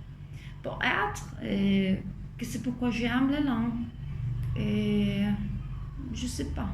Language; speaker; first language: French; non-native, fluent; Spanish